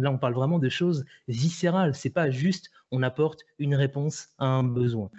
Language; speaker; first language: French; native; French